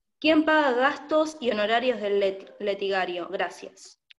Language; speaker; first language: Spanish; native; Spanish